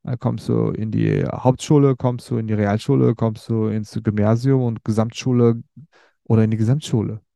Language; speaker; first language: German; early bilingual, other home language; Turkish